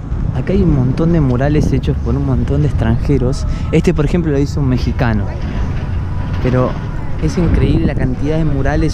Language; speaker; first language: Spanish; native; Spanish